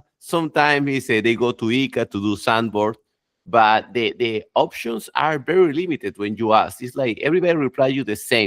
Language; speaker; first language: English; non-native, fluent; Spanish